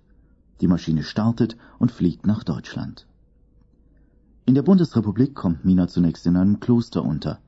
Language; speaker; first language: German; native; German